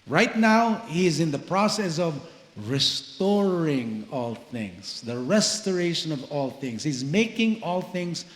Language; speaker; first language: English; non-native, local second language; Filipino